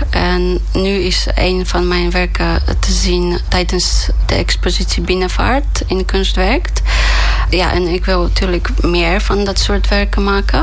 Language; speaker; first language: Dutch; non-native, fluent; Polish